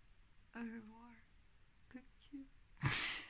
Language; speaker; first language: French; non-native, learner; English